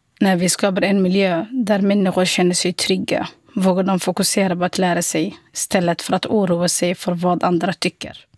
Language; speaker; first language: Swedish; non-native, fluent; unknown